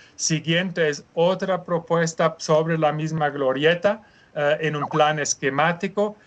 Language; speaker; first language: Spanish; non-native, fluent; German